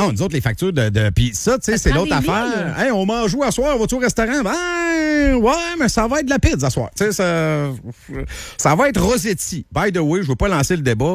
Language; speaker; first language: French; native; French